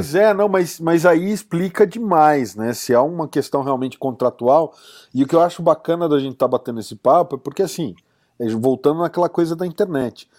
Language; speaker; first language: Portuguese; native; Portuguese